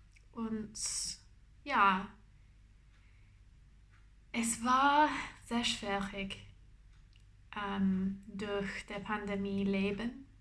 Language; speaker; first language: German; non-native, learner; English